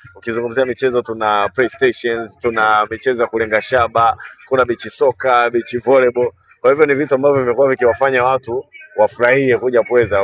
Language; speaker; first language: Swahili; native; Swahili